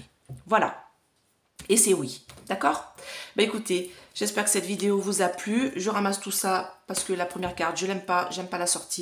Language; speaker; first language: French; native; French